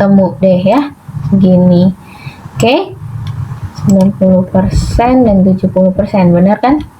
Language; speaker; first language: Indonesian; native; Indonesian